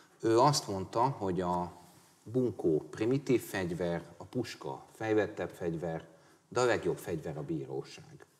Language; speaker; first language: Hungarian; native; Hungarian